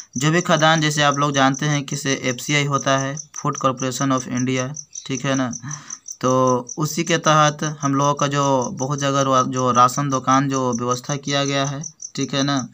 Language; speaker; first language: Hindi; native; Hindi